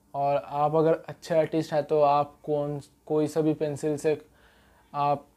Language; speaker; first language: Hindi; non-native, local second language; Bangla